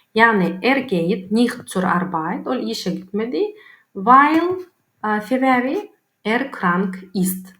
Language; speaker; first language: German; non-native, learner; Turkmen